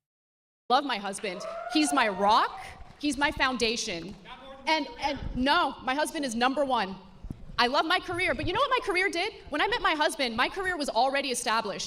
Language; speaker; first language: English; native; English